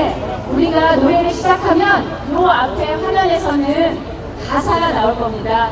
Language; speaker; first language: Korean; native; Korean